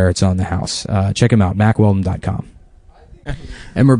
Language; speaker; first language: English; native; English